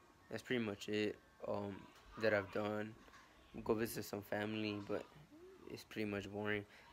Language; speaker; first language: English; early bilingual, other home language; Spanish